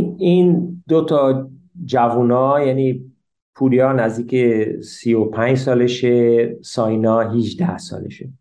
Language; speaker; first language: Persian; early bilingual, heritage; English